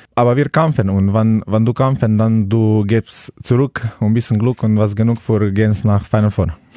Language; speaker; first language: German; non-native, learner; Slovenian